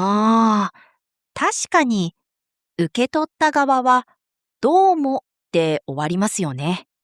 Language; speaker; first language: Japanese; non-native, fluent; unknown